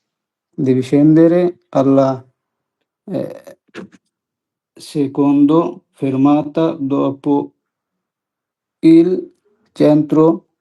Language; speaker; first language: Italian; non-native, learner; Bangla